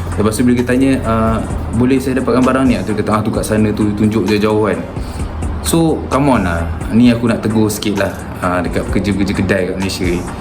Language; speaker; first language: Malay; native; Malay